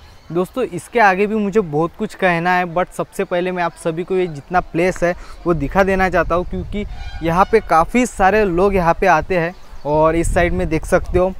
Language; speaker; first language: Hindi; non-native, local second language; Marathi